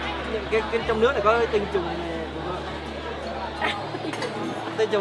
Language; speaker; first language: Vietnamese; early bilingual, heritage; Vietnamese